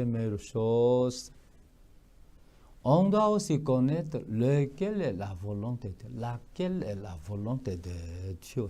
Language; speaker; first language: French; non-native, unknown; Korean